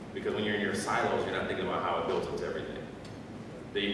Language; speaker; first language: English; native; English